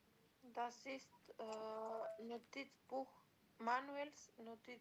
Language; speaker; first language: German; non-native, learner; Macedonian